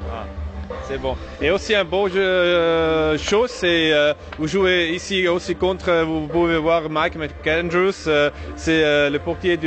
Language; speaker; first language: French; non-native, learner; German